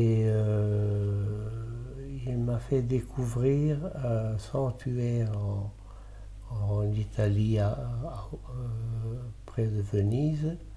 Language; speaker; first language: French; early bilingual, other home language; Italian